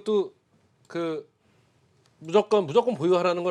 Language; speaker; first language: Korean; native; Korean